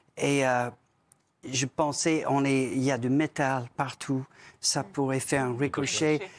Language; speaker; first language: French; non-native, fluent; English